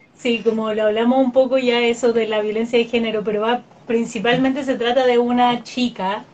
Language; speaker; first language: Spanish; native; Spanish